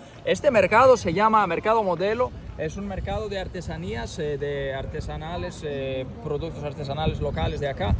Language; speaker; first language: Spanish; non-native, fluent; Portuguese